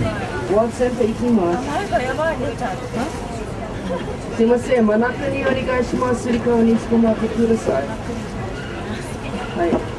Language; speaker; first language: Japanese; non-native, learner; English